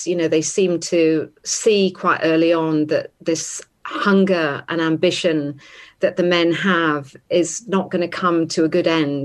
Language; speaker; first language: English; native; English